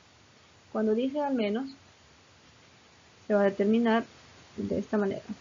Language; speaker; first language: Spanish; native; Spanish